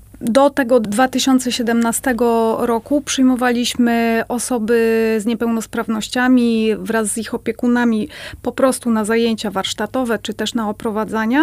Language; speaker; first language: Polish; native; Polish